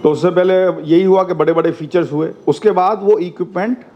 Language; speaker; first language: Hindi; non-native, local second language; Telugu